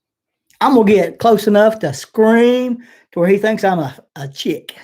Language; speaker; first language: English; native; English